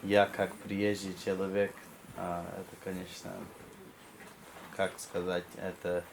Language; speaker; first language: Russian; non-native, fluent; English